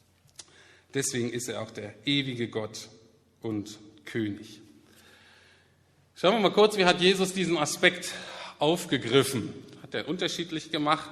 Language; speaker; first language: German; native; German